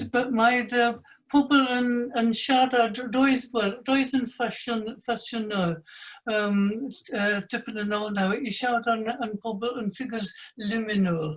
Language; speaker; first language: Welsh; non-native, fluent; English